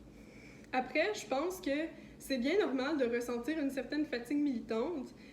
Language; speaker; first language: French; native; French